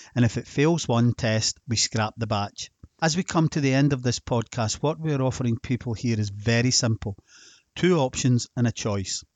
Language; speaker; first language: English; native; English